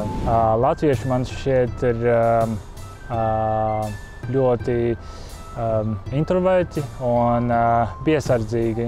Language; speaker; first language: Latvian; early bilingual, other home language; Chinese